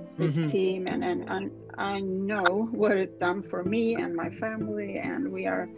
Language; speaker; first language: English; non-native, fluent; Swedish